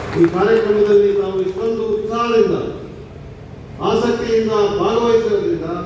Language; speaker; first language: Kannada; non-native, local second language; Kodava